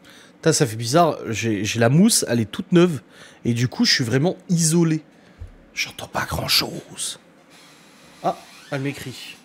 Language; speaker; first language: French; native; French